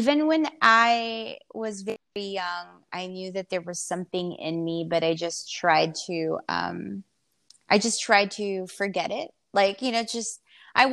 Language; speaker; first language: English; non-native, local second language; Filipino